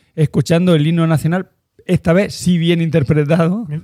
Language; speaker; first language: Spanish; native; Spanish